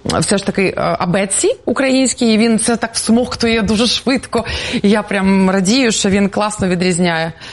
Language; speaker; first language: Ukrainian; non-native, local second language; Russian